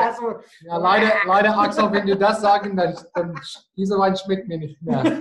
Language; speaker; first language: German; non-native, fluent; Afrikaans